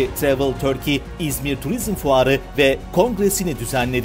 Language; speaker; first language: Turkish; native; Turkish